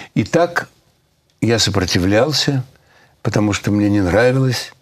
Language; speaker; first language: Russian; native; Russian